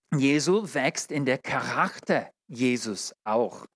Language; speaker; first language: German; non-native, learner; English